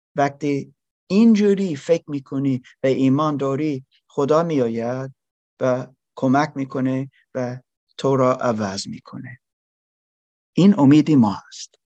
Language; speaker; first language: Persian; non-native, learner; German